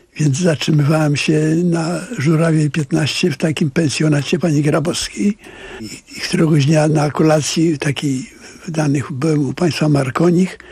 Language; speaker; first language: Polish; native; Polish